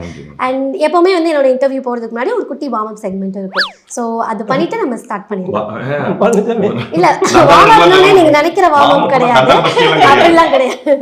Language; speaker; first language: Tamil; native; Tamil